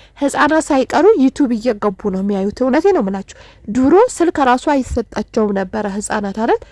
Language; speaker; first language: Amharic; non-native, local second language; Oromo